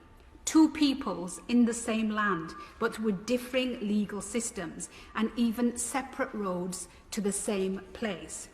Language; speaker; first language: English; native; English